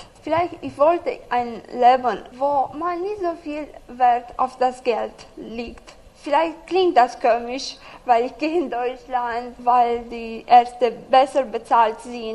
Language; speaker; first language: German; non-native, learner; Romanian